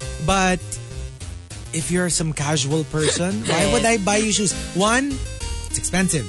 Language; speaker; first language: English; non-native, local second language; Filipino